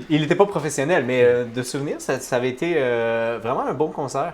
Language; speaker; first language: French; native; French